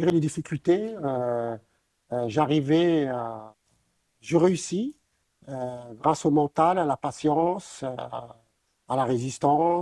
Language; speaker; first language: French; non-native, local second language; Arabic